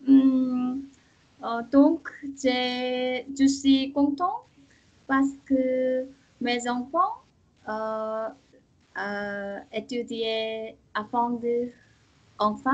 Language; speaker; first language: French; non-native, learner; Korean